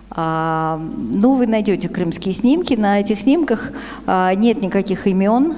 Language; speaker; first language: Russian; native; Russian